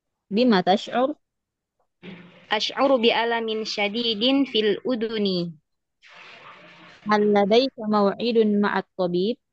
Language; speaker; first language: Arabic; non-native, learner; Indonesian